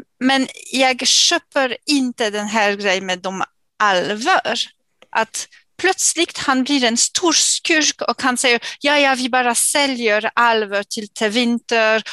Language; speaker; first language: Swedish; non-native, fluent; English